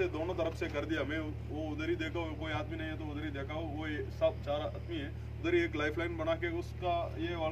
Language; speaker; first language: Hindi; non-native, local second language; Tamil